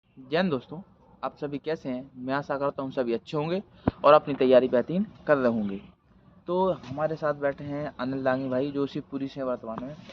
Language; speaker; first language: Hindi; native; Hindi